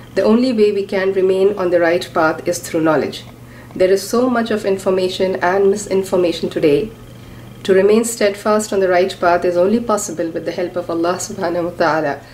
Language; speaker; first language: English; non-native, local second language; Urdu